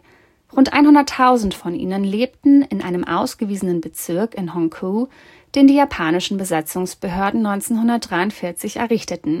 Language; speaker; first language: German; native; German